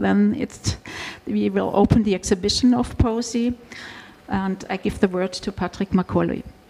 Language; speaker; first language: English; non-native, fluent; German